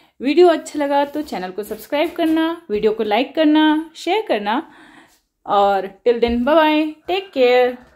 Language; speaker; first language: Hindi; native; Hindi